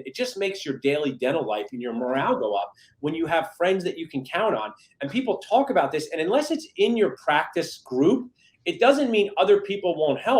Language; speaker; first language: English; native; English